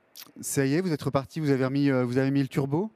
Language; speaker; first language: French; native; French